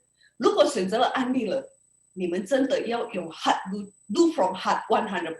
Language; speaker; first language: Chinese; early bilingual, heritage; Indonesian